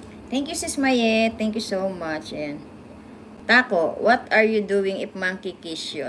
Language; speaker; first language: English; non-native, local second language; Filipino